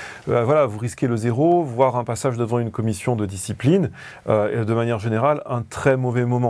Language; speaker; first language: French; native; French